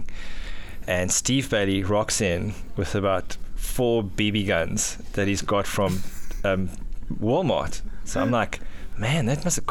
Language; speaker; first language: English; native; English